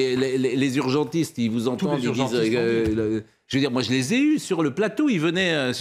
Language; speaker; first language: French; native; French